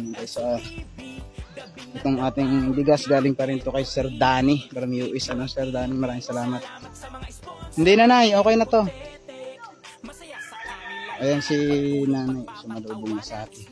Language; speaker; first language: Filipino; non-native, local second language; Cebuano